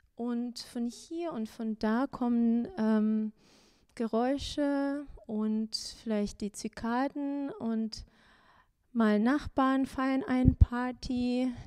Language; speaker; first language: German; non-native, fluent; Azerbaijani